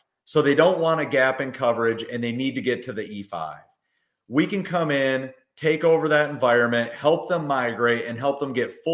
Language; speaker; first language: English; native; English